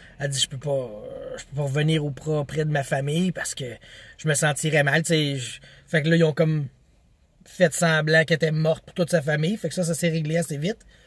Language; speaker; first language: French; native; French